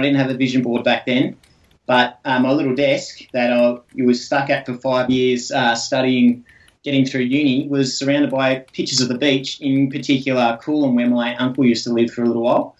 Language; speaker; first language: English; native; English